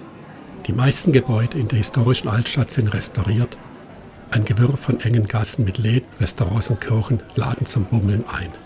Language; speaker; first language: German; native; German